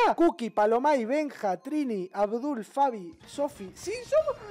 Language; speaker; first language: Spanish; native; Spanish